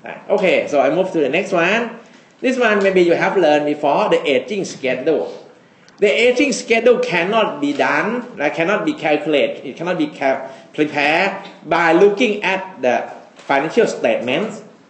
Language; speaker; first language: English; non-native, fluent; Thai